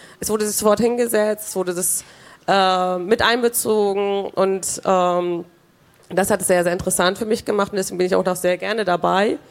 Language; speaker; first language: German; early bilingual, other home language; Kurdish